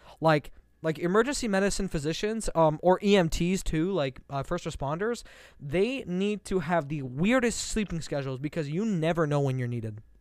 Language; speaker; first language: English; native; English